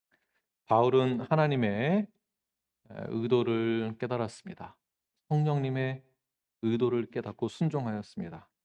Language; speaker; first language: Korean; native; Korean